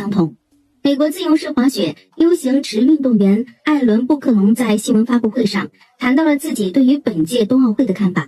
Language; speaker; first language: Chinese; native; Chinese